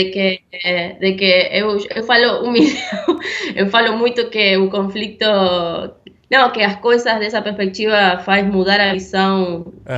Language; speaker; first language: Portuguese; non-native, fluent; Spanish